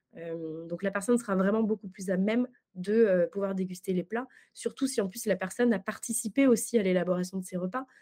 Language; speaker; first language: French; native; French